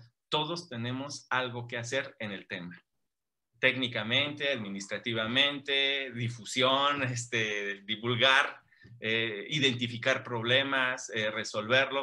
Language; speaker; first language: Spanish; native; Spanish